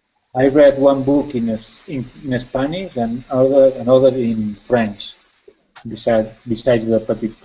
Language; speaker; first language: English; non-native, fluent; Spanish